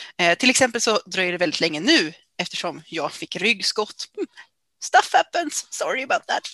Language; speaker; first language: Swedish; native; Swedish